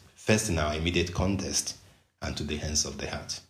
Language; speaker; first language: English; non-native, local second language; Yoruba